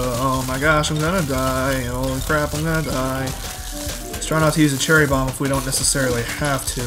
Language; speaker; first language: English; native; English